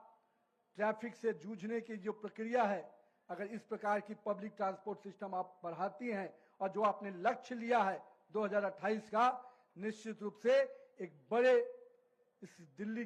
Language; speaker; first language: Hindi; native; Hindi